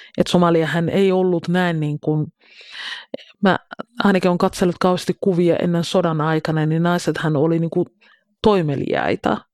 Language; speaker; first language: Finnish; early bilingual, other home language; Somali